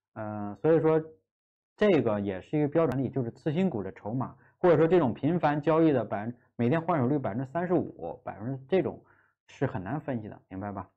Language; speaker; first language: Chinese; native; Chinese